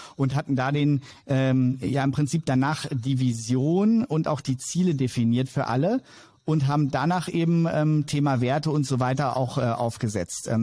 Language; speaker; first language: German; native; German